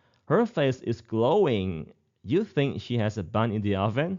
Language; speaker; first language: English; non-native, fluent; Thai